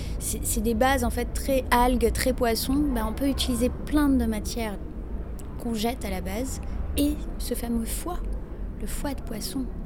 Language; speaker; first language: French; non-native, local second language; Arabic